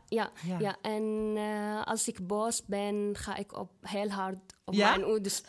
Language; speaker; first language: Dutch; non-native, fluent; Arabic